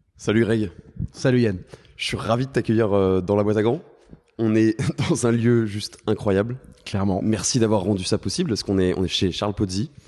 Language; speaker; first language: French; native; French